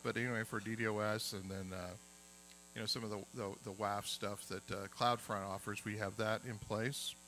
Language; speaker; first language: English; native; English